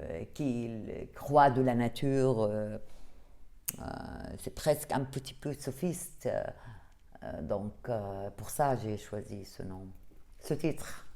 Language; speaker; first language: French; non-native, fluent; Arabic